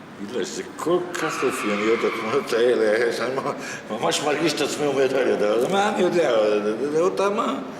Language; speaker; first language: Hebrew; non-native, fluent; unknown